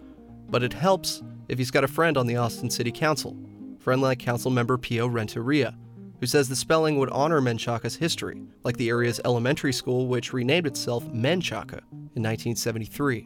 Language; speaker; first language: English; native; English